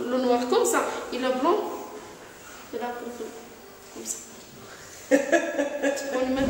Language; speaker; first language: French; non-native, learner; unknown